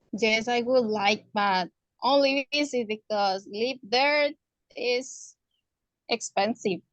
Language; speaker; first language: English; non-native, learner; Spanish